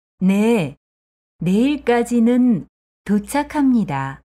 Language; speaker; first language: Korean; non-native, fluent; Arabic